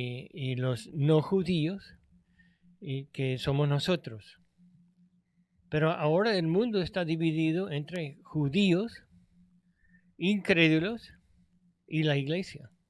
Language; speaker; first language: Spanish; non-native, fluent; English